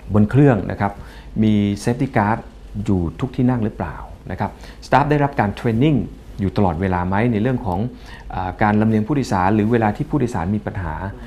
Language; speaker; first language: Thai; native; Thai